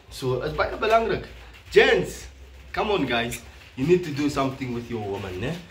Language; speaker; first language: English; non-native, local second language; Afrikaans